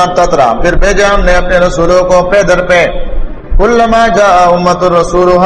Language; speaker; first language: Urdu; non-native, local second language; Pashto